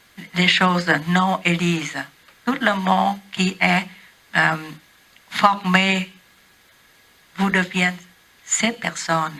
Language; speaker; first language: French; non-native, learner; Vietnamese